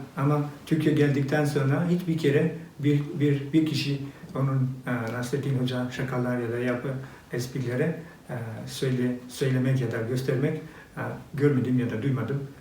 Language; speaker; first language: Turkish; non-native, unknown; Albanian